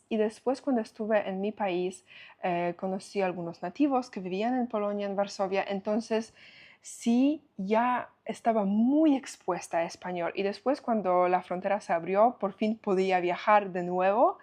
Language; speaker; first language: Spanish; non-native, fluent; Polish